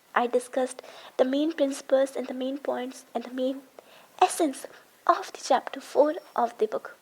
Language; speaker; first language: English; non-native, local second language; Hindi